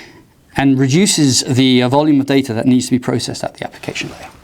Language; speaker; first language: English; native; English